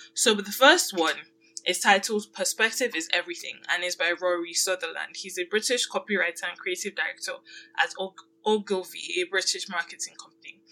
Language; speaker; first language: English; non-native, local second language; Yoruba